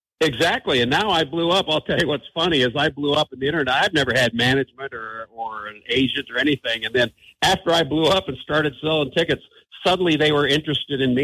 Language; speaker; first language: English; native; English